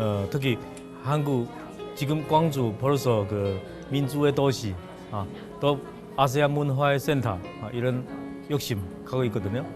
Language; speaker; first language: Korean; non-native, fluent; Chinese